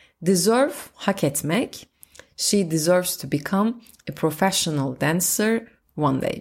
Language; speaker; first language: English; non-native, fluent; Turkish